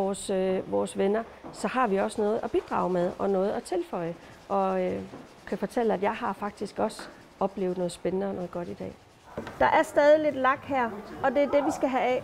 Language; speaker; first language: Danish; native; Danish